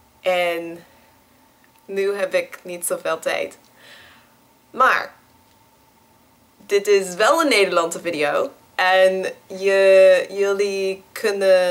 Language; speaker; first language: Dutch; non-native, learner; English